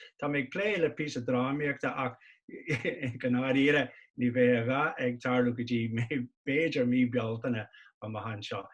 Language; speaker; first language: Irish; non-native, local second language; English